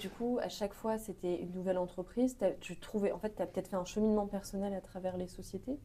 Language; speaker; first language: French; native; French